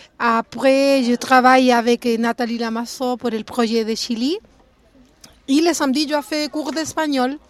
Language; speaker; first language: French; non-native, learner; Spanish